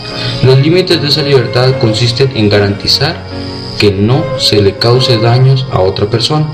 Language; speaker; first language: Spanish; native; Spanish